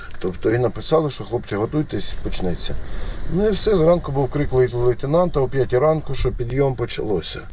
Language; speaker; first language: Ukrainian; non-native, local second language; Russian